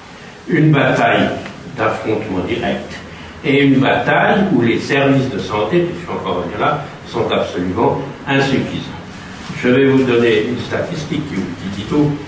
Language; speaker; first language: French; native; French